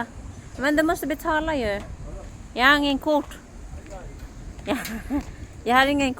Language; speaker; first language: Swedish; non-native, learner; Filipino